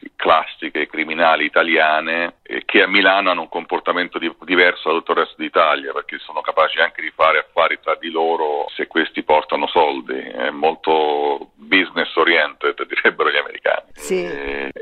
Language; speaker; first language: Italian; native; Italian